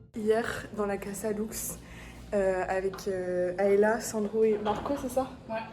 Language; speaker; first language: French; native; French